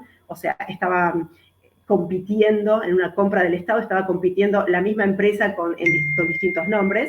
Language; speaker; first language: Spanish; native; Spanish